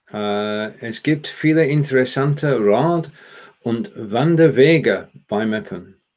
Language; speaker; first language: German; non-native, learner; English